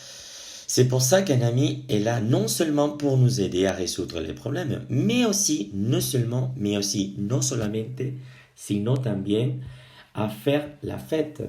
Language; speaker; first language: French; non-native, fluent; Spanish